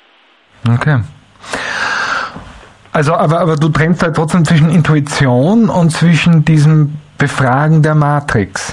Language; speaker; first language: German; native; German